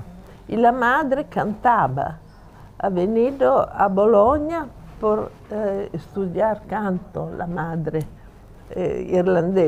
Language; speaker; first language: Spanish; non-native, fluent; Italian